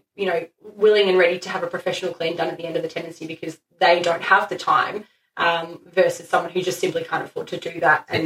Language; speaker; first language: English; native; English